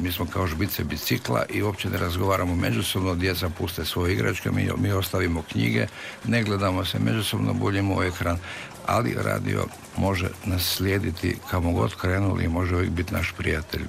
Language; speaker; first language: Serbian; native; Serbian